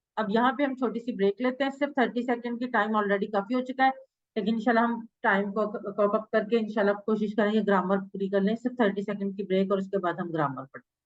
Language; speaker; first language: Urdu; native; Urdu